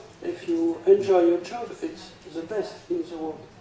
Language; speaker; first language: English; non-native, learner; French